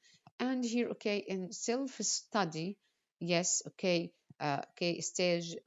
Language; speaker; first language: English; non-native, fluent; Arabic